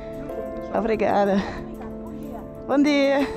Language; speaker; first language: Portuguese; non-native, learner; Dutch